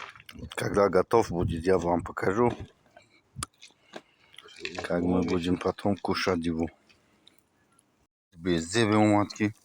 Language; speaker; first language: Russian; non-native, learner; Tajik